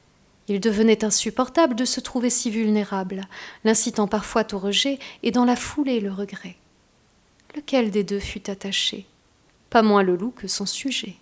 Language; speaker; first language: French; native; French